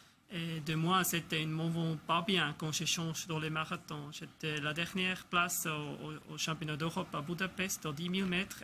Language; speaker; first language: French; non-native, local second language; German